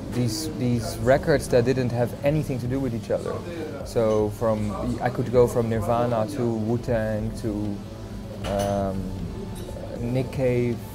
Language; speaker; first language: English; non-native, fluent; Dutch